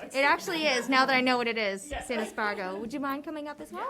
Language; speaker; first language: English; native; English